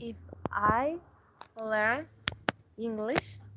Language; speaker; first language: English; non-native, learner; Spanish